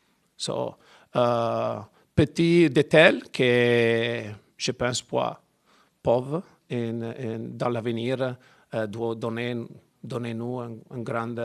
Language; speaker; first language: French; non-native, learner; Italian